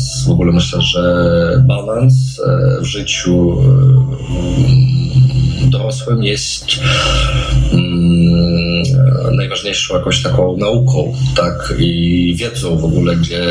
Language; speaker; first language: Polish; non-native, fluent; Russian